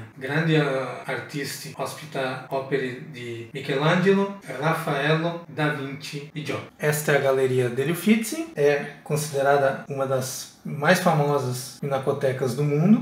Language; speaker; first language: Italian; non-native, fluent; Portuguese